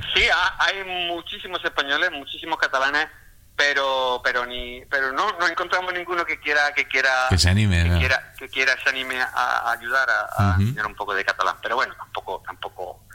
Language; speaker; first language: Spanish; native; Spanish